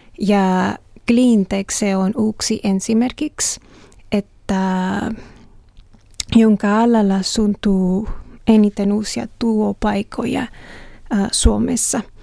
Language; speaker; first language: Finnish; non-native, learner; Spanish